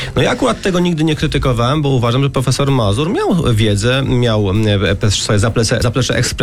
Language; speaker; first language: Polish; native; Polish